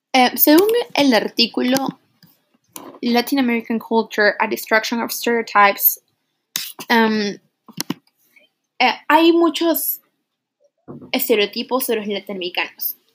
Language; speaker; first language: Spanish; early bilingual, heritage; Spanish